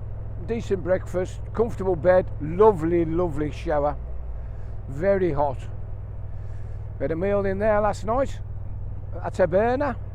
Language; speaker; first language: English; native; English